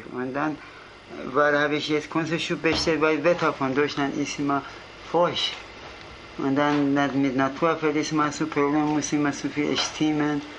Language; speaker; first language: German; non-native, fluent; Kurdish